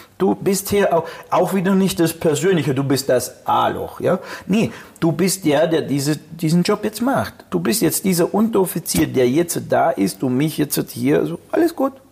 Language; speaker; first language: German; non-native, fluent; Russian